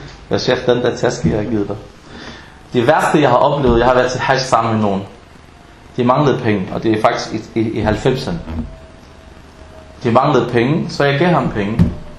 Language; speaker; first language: Danish; non-native, fluent; Arabic